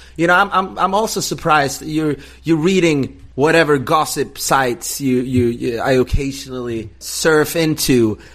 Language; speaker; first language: English; non-native, fluent; Swedish